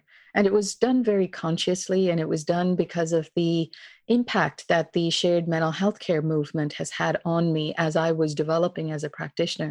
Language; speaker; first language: English; non-native, local second language; Tamil